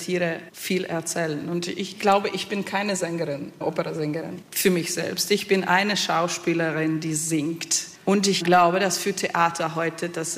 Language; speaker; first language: German; non-native, fluent; Italian